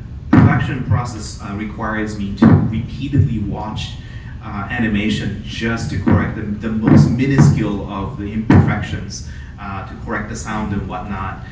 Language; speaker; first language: English; non-native, fluent; Japanese